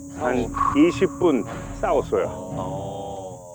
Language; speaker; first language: Korean; early bilingual, heritage; English